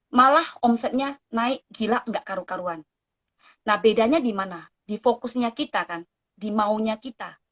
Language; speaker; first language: Indonesian; non-native, local second language; Min Nan Chinese